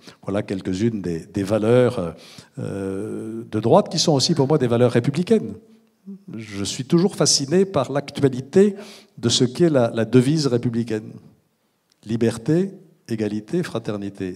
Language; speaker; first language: French; native; French